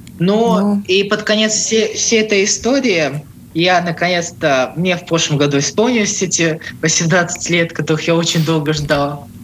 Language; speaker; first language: Russian; native; Russian